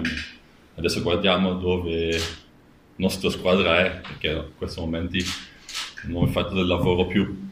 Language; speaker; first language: Italian; non-native, learner; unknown